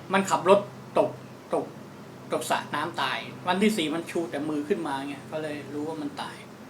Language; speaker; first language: Thai; non-native, local second language; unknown